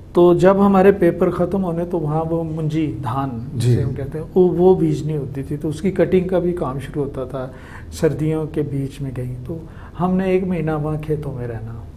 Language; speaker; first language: Hindi; native; Hindi